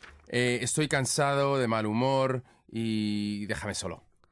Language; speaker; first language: Spanish; early bilingual, heritage; Spanish